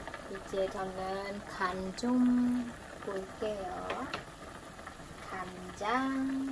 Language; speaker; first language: Korean; non-native, fluent; Khmer